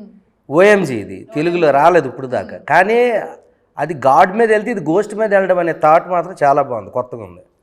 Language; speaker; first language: Telugu; native; Telugu